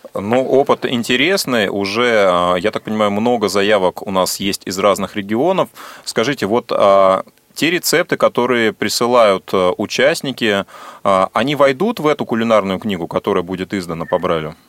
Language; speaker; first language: Russian; native; Russian